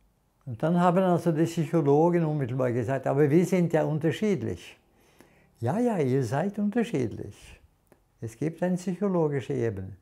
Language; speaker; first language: German; non-native, fluent; Norwegian